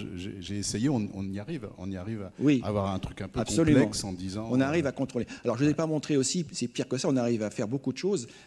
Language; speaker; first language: French; native; French